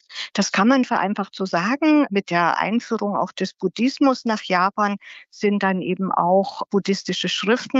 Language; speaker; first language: German; native; German